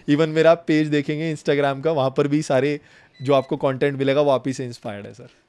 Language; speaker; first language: Hindi; native; Hindi